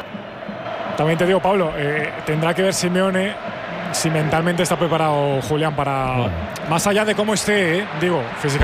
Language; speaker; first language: Spanish; native; Spanish